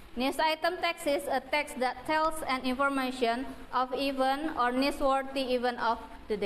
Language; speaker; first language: English; non-native, fluent; Indonesian